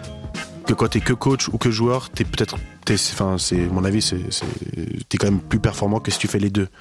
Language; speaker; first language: French; native; French